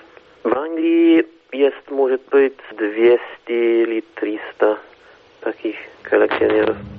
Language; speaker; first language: Russian; non-native, fluent; English